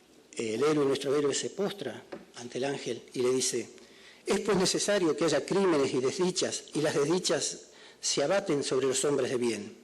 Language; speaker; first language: Spanish; native; Spanish